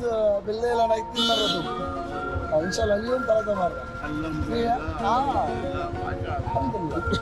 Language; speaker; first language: Arabic; non-native, learner; Tamil